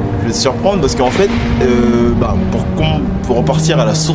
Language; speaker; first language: French; native; French